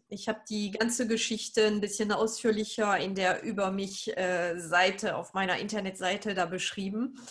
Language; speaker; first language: German; non-native, fluent; French